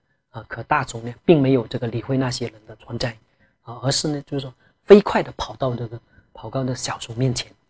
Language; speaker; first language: Chinese; non-native, local second language; Tibetan